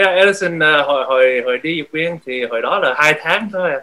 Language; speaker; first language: Vietnamese; early bilingual, heritage; Vietnamese